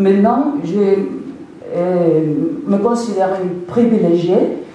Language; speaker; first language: French; non-native, fluent; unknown